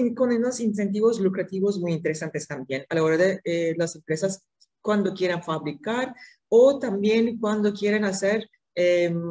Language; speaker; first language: Spanish; non-native, fluent; Turkish